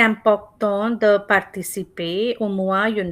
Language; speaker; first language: French; non-native, fluent; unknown